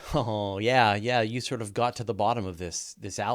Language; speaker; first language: English; native; English